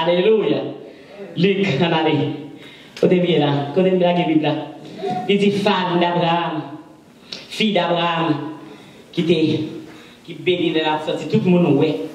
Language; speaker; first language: French; non-native, local second language; Haitian Creole